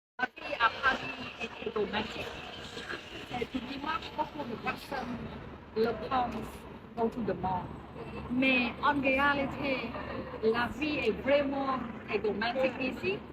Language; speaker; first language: French; non-native, learner; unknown